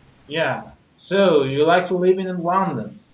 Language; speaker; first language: English; non-native, learner; Persian